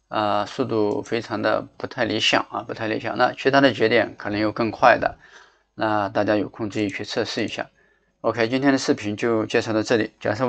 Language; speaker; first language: Chinese; native; Chinese